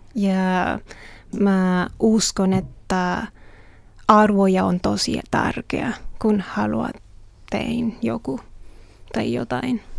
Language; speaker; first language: Finnish; non-native, learner; Spanish